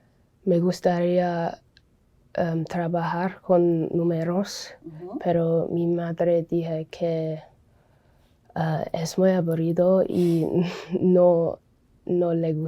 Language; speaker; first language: Spanish; non-native, learner; English